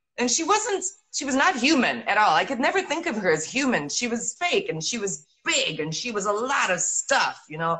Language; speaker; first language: English; early bilingual, heritage; English